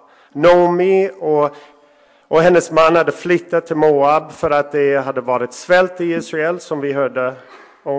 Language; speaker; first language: Swedish; non-native, fluent; English